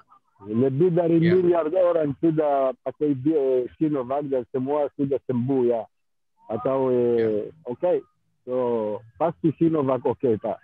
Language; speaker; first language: Indonesian; non-native, fluent; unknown